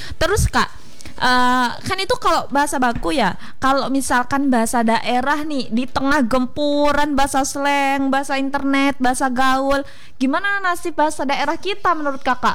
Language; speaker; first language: Indonesian; non-native, local second language; Javanese